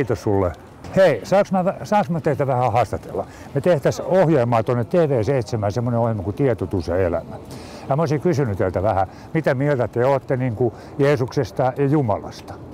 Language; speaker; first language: Finnish; native; Finnish